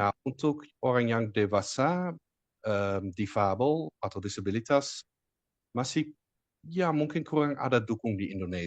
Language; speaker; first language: Indonesian; non-native, fluent; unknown